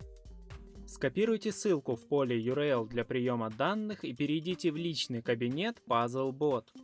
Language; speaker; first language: Russian; native; Russian